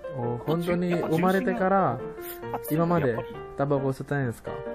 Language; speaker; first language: Japanese; non-native, learner; Indonesian